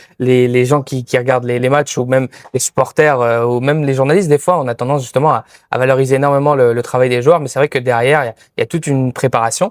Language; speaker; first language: French; native; French